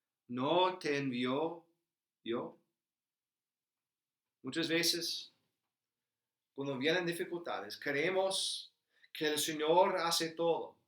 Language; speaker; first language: Spanish; non-native, fluent; English